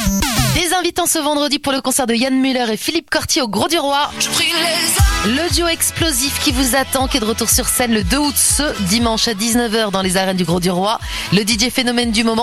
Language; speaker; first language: French; native; French